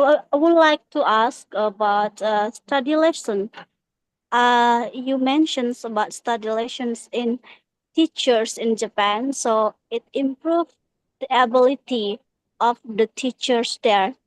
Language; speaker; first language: English; non-native, fluent; Indonesian